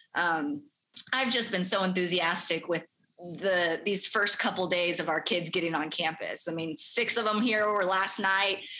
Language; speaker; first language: English; native; English